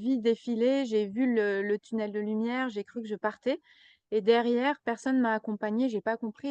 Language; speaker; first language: French; native; French